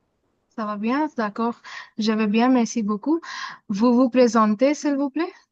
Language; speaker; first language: French; non-native, fluent; Hindi